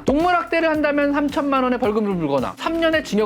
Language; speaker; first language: Korean; native; Korean